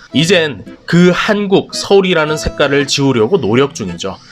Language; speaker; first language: Korean; native; Korean